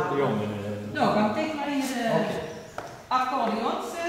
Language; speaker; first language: Dutch; native; Dutch